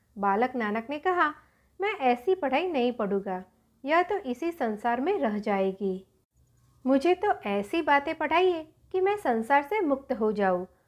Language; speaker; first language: Hindi; non-native, local second language; Gujarati